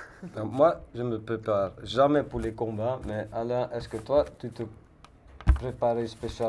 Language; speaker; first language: French; non-native, learner; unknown